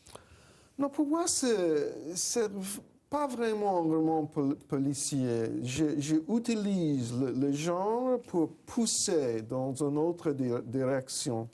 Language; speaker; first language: French; non-native, fluent; English